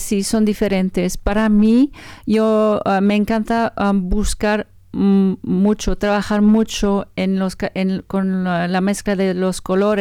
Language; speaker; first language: Spanish; non-native, learner; French